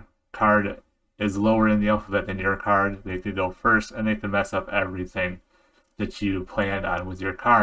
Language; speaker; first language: English; native; English